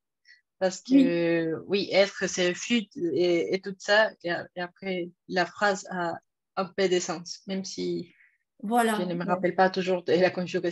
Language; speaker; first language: French; non-native, fluent; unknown